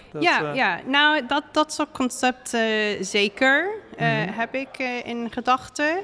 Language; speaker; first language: Dutch; non-native, fluent; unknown